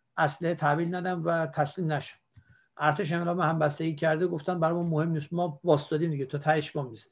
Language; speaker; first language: Persian; native; Persian